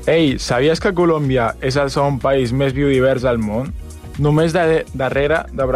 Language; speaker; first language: Catalan; non-native, learner; Spanish